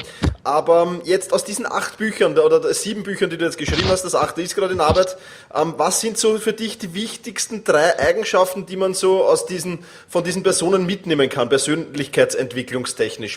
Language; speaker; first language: German; native; German